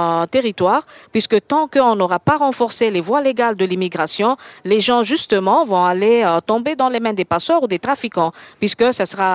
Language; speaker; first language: French; native; French